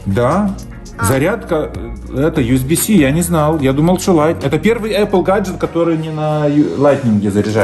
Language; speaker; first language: Russian; native; Russian